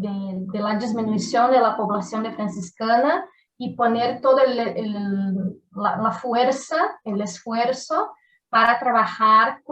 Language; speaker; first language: Spanish; non-native, learner; Portuguese